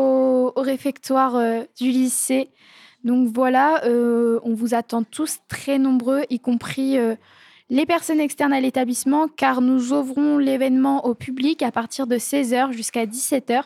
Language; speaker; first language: French; native; French